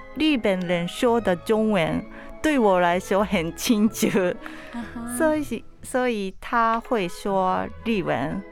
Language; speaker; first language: Chinese; non-native, learner; Japanese